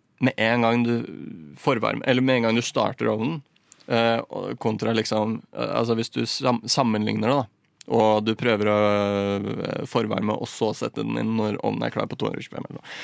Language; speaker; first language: Norwegian; native; Norwegian